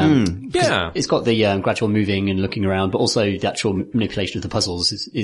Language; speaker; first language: English; native; English